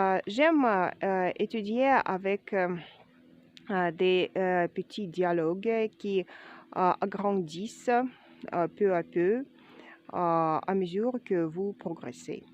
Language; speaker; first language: French; non-native, fluent; Russian